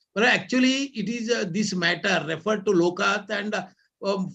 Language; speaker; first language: English; non-native, local second language; Kannada